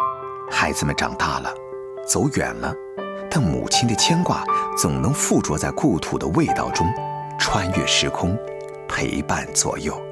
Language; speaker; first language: Chinese; native; Chinese